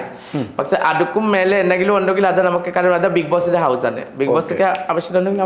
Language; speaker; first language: Malayalam; non-native, local second language; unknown